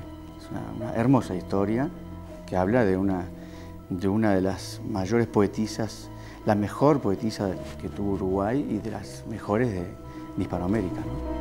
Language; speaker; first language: Spanish; native; Spanish